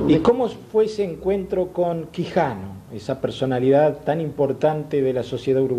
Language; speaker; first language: Spanish; native; Spanish